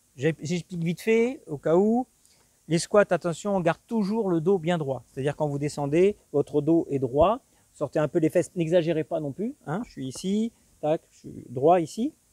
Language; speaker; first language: French; native; French